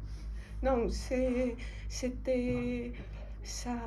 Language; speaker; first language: French; non-native, fluent; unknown